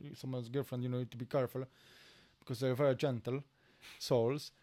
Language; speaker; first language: English; non-native, fluent; Polish